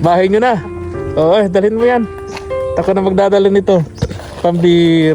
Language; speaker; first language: Filipino; native; Filipino